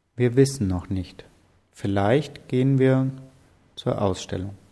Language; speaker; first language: German; native; German